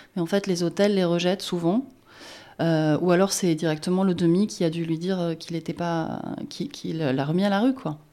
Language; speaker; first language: French; native; French